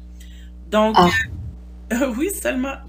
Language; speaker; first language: French; native; French